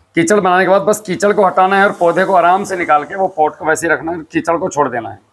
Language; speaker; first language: Hindi; native; Hindi